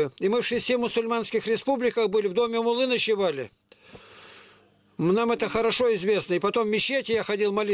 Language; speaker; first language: Russian; native; Russian